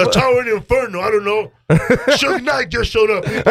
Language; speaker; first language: English; early bilingual, other home language; Spanish